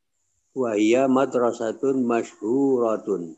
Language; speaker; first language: Arabic; non-native, learner; Indonesian